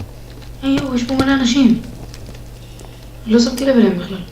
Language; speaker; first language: Hebrew; native; Hebrew